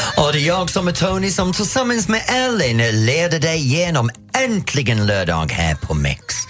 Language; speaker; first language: Swedish; non-native, fluent; English